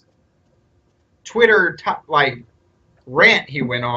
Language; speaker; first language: English; native; English